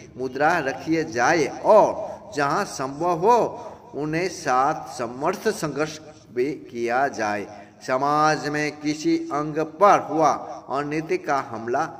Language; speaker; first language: Hindi; non-native, local second language; Gujarati